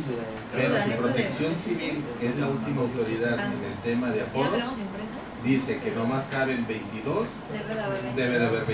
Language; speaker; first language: Spanish; native; Spanish